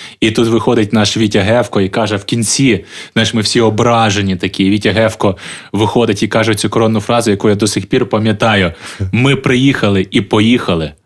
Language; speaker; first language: Ukrainian; native; Ukrainian